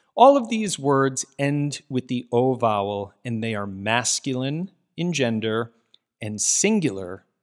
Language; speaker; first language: English; native; English